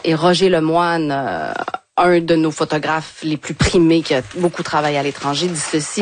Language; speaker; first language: French; native; French